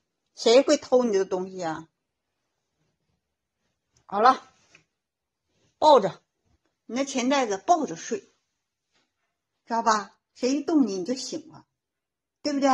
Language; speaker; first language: Chinese; native; Chinese